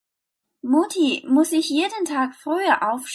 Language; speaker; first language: German; non-native, fluent; Chinese